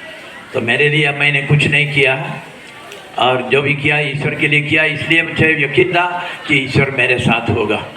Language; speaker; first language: Hindi; non-native, local second language; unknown